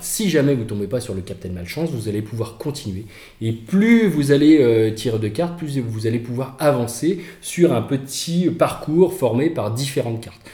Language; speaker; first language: French; native; French